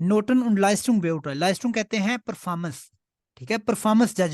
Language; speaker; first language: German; non-native, fluent; Urdu